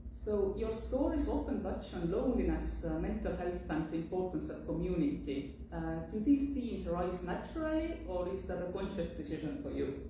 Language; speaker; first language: English; non-native, fluent; Estonian